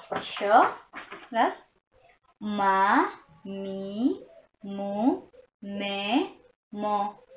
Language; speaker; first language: Russian; non-native, learner; Indonesian